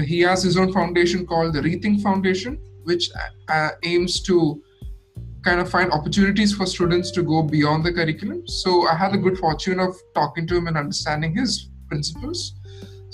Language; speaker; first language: English; non-native, local second language; Malayalam